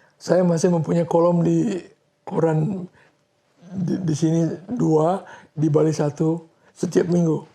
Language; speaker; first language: Indonesian; non-native, local second language; Balinese